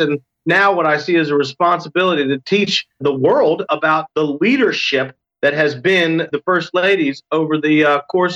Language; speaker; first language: English; native; English